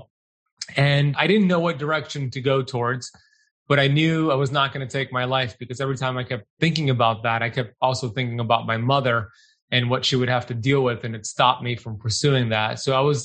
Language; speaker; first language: English; native; English